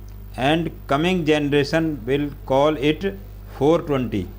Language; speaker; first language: English; non-native, local second language; Hindi